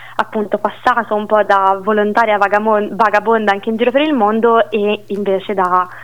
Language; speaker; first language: Italian; native; Italian